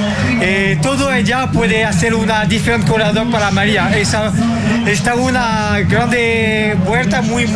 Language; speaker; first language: Portuguese; non-native, learner; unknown